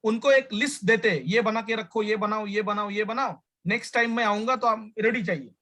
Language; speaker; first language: Hindi; non-native, local second language; Marathi